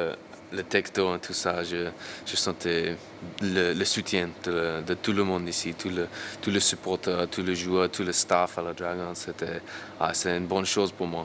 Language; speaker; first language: French; non-native, learner; English